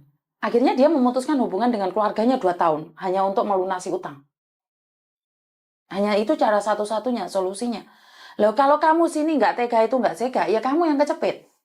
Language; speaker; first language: Malay; native; Malay